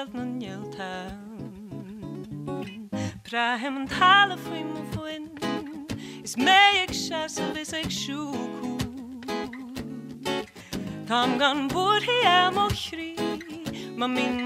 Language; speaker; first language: English; native; English